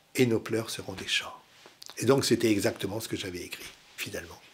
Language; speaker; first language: French; native; French